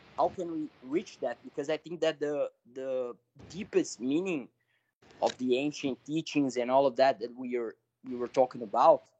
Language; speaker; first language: English; non-native, fluent; Portuguese